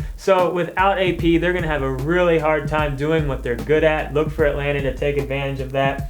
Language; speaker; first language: English; native; English